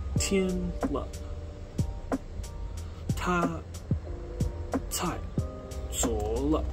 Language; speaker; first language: Chinese; non-native, learner; English